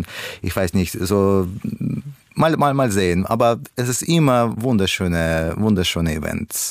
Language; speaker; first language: German; non-native, learner; Russian